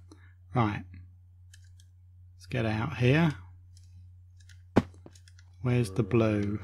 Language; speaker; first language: English; native; English